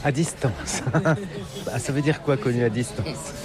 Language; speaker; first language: French; native; French